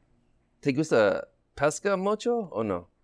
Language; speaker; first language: Spanish; non-native, learner; English